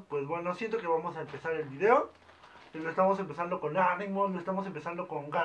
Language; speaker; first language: Spanish; native; Spanish